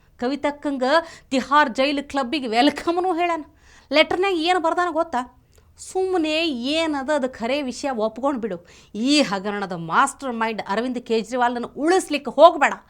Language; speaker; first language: Kannada; native; Kannada